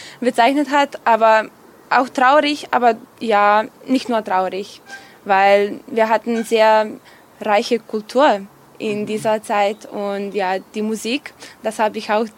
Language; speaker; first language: German; non-native, fluent; Serbian